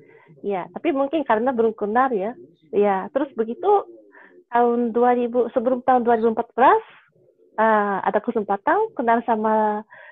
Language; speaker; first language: Indonesian; non-native, fluent; Japanese